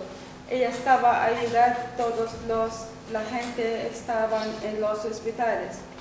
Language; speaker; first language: Spanish; non-native, learner; Arabic